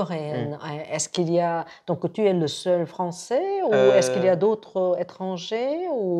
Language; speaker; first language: French; non-native, fluent; Korean